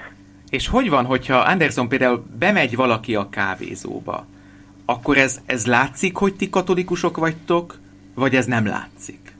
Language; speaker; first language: Hungarian; native; Hungarian